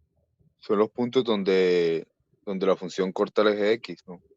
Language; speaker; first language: Spanish; native; Spanish